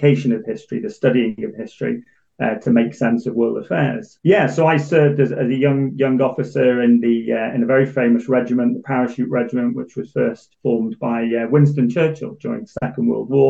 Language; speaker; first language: English; native; English